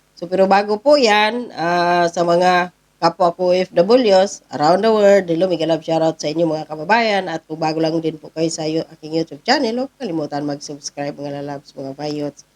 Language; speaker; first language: Filipino; non-native, local second language; Cebuano